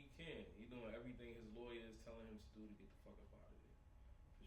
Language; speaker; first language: English; native; English